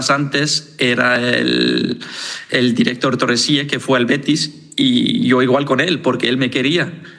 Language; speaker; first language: Spanish; non-native, fluent; Danish